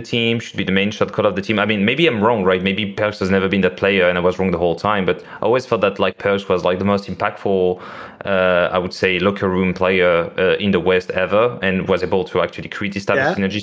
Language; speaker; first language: English; non-native, fluent; French